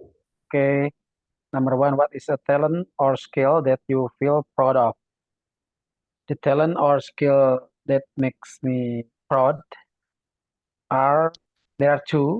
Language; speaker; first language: English; non-native, learner; Indonesian